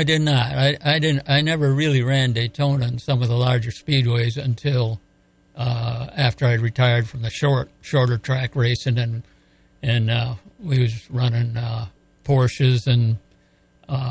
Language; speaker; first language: English; native; English